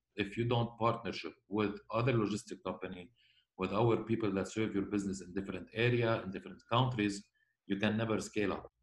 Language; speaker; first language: English; non-native, fluent; Arabic